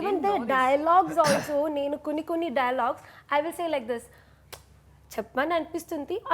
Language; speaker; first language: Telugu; non-native, learner; Malayalam